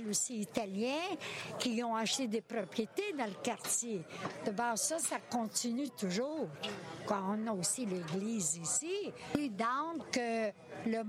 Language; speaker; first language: French; native; French